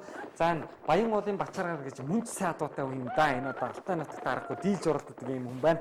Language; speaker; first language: Mongolian; native; Mongolian